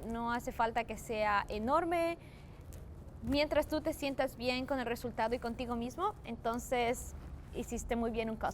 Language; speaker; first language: Spanish; early bilingual, heritage; Spanish